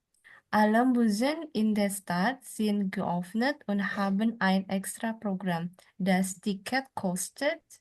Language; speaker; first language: German; non-native, learner; Indonesian